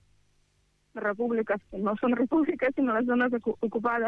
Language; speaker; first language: Catalan; non-native, fluent; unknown